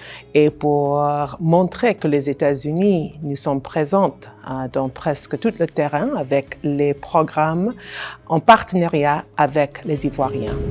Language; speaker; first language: French; non-native, fluent; English